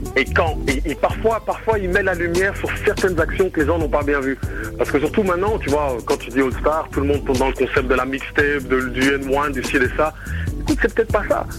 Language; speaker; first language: French; native; French